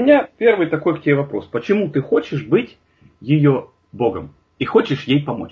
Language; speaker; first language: Russian; native; Russian